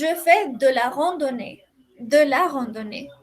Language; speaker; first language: French; non-native, fluent; Spanish